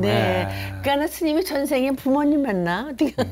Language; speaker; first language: Korean; native; Korean